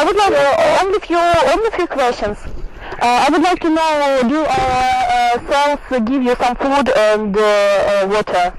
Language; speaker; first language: English; non-native, learner; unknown